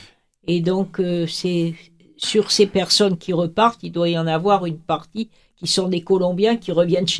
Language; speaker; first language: French; native; French